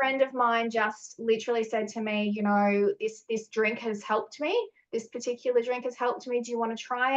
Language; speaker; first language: English; native; English